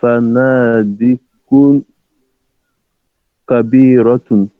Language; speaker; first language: Arabic; non-native, learner; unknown